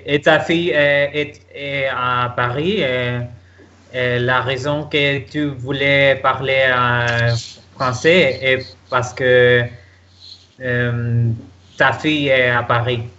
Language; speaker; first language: French; non-native, learner; Spanish